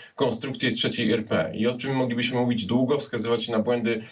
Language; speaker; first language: Polish; native; Polish